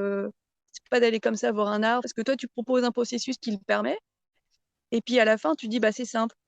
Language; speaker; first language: French; native; French